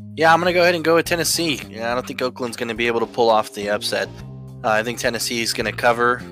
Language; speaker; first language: English; native; English